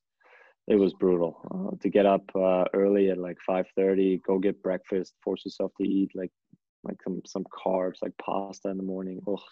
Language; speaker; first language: English; non-native, fluent; German